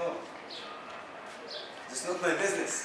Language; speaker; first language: English; non-native, learner; Arabic